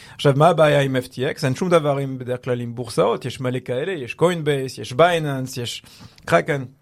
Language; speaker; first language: Hebrew; non-native, fluent; French